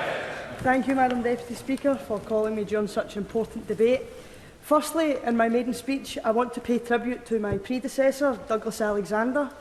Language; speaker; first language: English; native; English